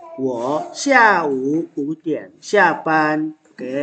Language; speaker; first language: Chinese; non-native, fluent; Indonesian